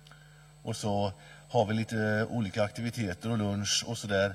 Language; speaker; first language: Swedish; native; Swedish